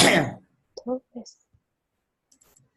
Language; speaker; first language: English; non-native, learner; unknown